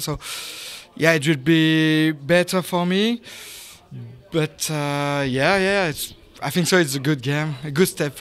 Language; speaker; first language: English; non-native, learner; French